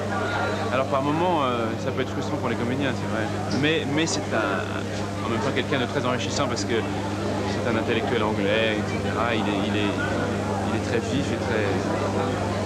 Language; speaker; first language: French; native; French